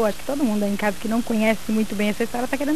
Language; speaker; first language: Portuguese; native; Portuguese